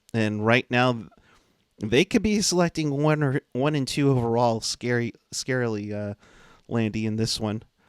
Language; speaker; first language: English; native; English